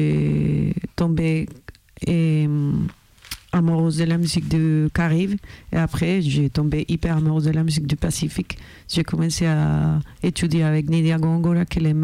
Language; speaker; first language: French; non-native, fluent; Spanish